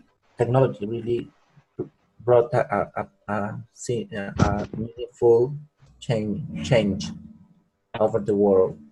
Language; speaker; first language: English; non-native, learner; Spanish